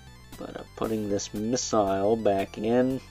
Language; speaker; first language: English; native; English